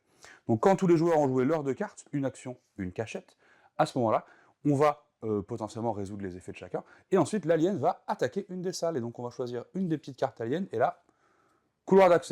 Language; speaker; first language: French; native; French